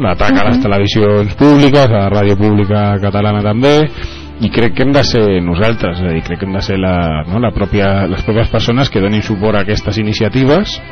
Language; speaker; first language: Catalan; native; Catalan